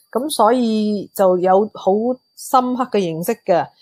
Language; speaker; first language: Cantonese; early bilingual, heritage; Cantonese